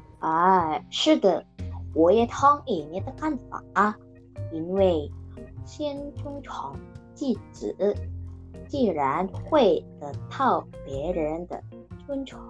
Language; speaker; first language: Chinese; non-native, learner; Indonesian